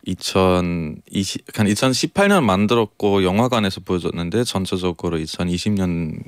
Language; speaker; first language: Korean; non-native, fluent; German